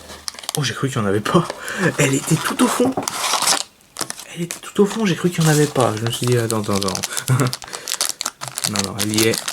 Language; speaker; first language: French; native; French